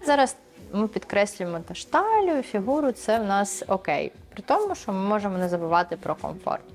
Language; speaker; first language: Ukrainian; early bilingual, other home language; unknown